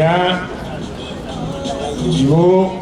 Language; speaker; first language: French; native; French